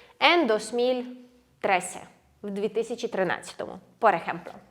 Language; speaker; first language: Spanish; non-native, fluent; Ukrainian